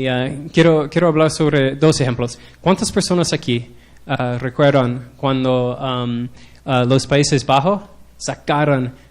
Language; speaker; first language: Spanish; non-native, learner; English